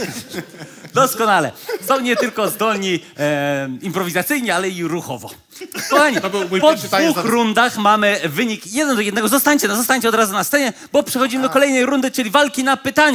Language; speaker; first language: Polish; native; Polish